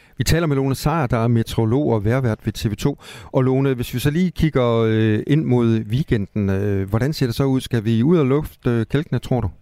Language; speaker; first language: Danish; native; Danish